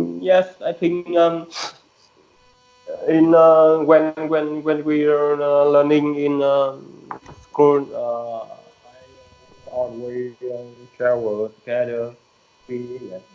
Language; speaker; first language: English; non-native, learner; Vietnamese